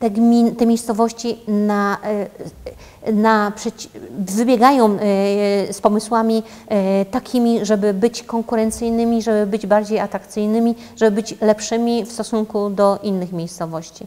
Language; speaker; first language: Polish; native; Polish